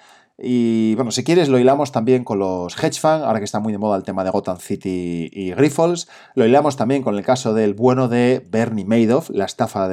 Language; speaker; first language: Spanish; native; Spanish